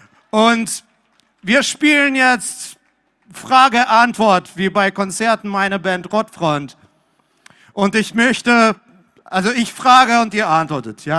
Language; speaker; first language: German; non-native, fluent; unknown